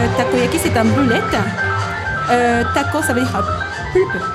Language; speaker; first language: French; non-native, learner; Japanese